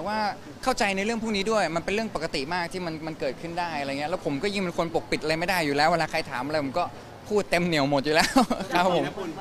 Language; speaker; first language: Thai; native; Thai